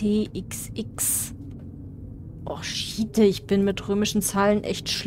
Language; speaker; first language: German; native; German